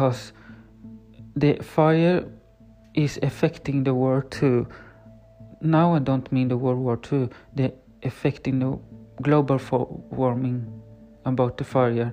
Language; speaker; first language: English; non-native, learner; Swedish